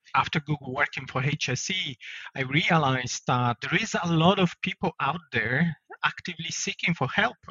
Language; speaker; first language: English; non-native, fluent; Polish